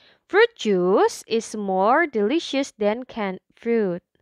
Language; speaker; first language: English; non-native, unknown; Indonesian